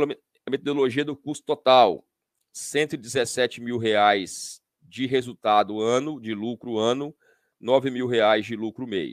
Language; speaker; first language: Portuguese; native; Portuguese